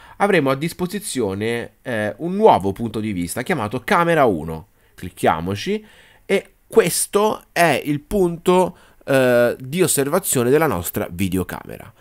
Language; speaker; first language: Italian; native; Italian